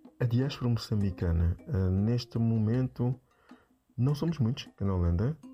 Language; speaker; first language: Portuguese; native; Portuguese